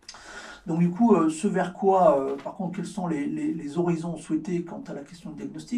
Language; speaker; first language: French; native; French